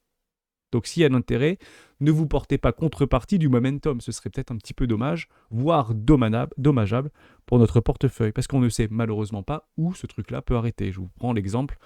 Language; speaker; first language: French; native; French